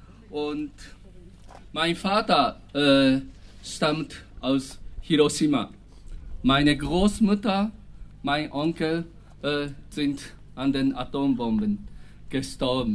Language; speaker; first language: German; non-native, fluent; Japanese